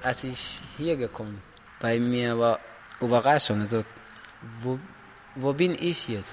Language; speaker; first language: German; non-native, learner; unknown